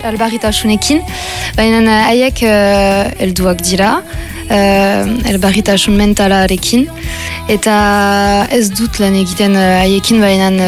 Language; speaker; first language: Basque; non-native, local second language; French